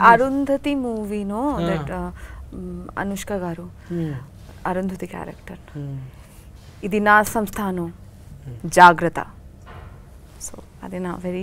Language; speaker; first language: Telugu; non-native, learner; Bangla